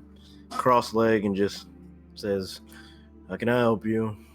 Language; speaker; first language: English; native; English